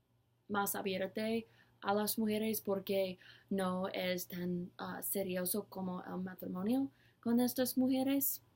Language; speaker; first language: Spanish; non-native, learner; English